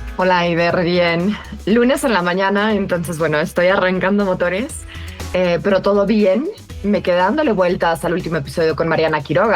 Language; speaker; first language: Spanish; native; Spanish